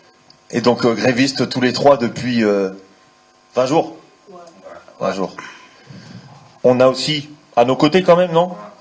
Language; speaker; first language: French; native; French